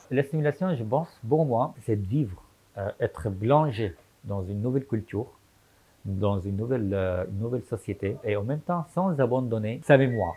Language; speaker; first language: French; non-native, fluent; Arabic